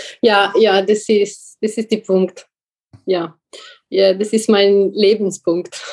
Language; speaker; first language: German; non-native, learner; Italian